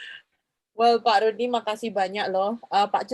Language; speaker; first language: Indonesian; native; Indonesian